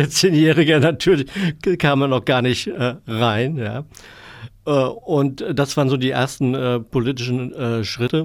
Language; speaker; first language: German; native; German